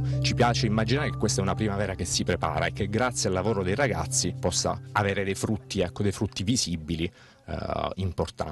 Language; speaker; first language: Italian; native; Italian